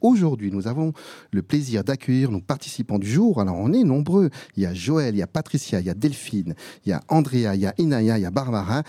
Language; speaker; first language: French; native; French